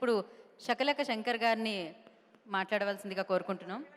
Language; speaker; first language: Telugu; native; Telugu